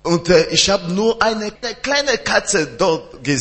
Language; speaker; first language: German; non-native, learner; French